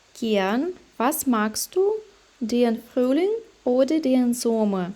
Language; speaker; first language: German; non-native, fluent; Ukrainian